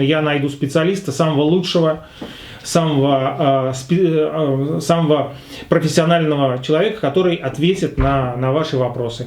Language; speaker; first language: Russian; native; Russian